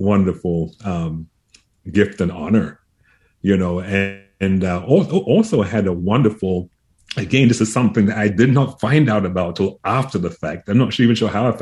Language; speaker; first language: English; native; English